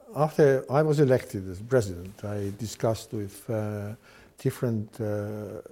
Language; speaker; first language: English; non-native, fluent; Estonian